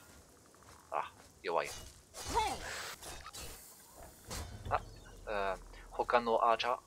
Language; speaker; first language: Japanese; non-native, learner; French